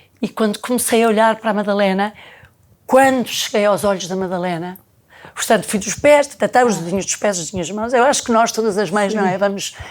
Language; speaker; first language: Portuguese; native; Portuguese